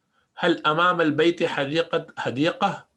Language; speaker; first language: Arabic; non-native, fluent; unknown